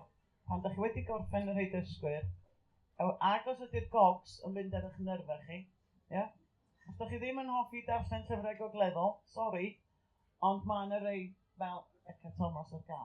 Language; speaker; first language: Welsh; native; Welsh